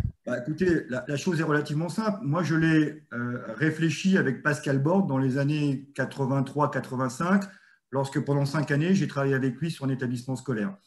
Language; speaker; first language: French; native; French